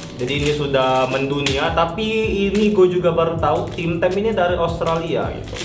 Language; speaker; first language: Indonesian; native; Indonesian